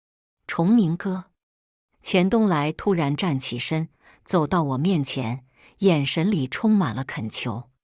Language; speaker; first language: Chinese; native; Chinese